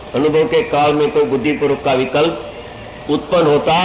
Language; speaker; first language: Hindi; non-native, local second language; Gujarati